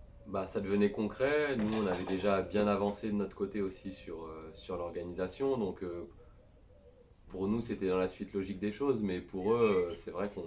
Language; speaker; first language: French; native; French